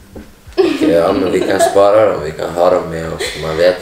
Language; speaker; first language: Swedish; non-native, learner; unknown